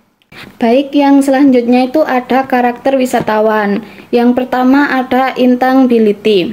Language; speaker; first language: Indonesian; native; Indonesian